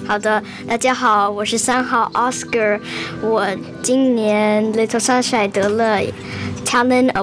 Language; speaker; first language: Chinese; early bilingual, other home language; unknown